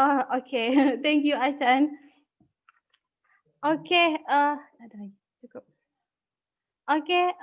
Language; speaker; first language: English; non-native, learner; Indonesian